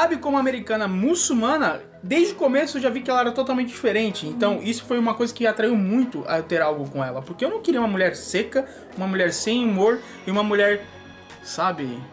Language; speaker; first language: Portuguese; native; Portuguese